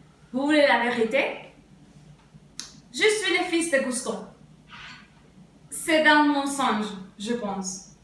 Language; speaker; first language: French; non-native, learner; Spanish